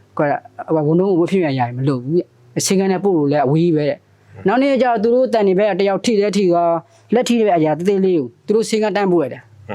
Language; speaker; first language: Burmese; non-native, local second language; Karen languages